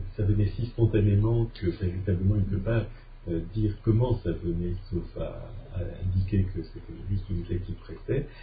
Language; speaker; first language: French; native; French